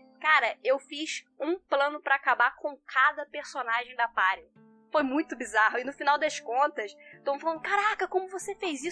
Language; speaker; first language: Portuguese; native; Portuguese